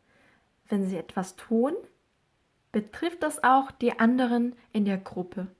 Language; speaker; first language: German; non-native, fluent; Korean